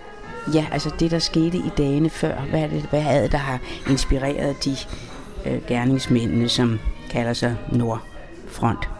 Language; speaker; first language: Danish; native; Danish